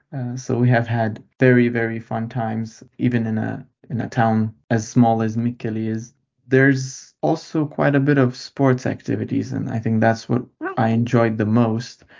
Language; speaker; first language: English; non-native, fluent; Lithuanian